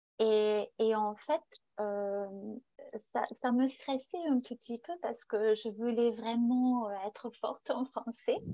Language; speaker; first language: French; non-native, fluent; English